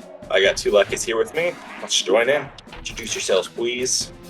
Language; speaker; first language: English; native; English